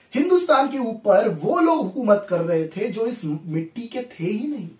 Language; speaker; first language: Hindi; non-native, local second language; Marathi